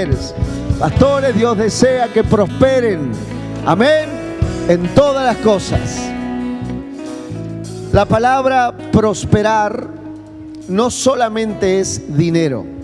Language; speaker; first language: Spanish; native; Spanish